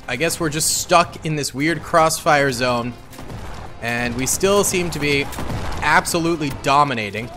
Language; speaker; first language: English; native; English